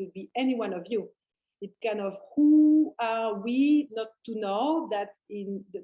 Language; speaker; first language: English; non-native, fluent; French